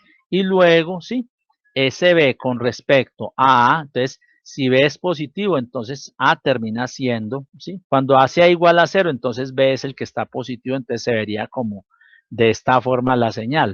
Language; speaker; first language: Spanish; native; Spanish